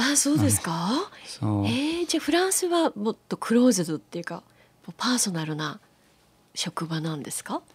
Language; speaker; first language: Japanese; native; Japanese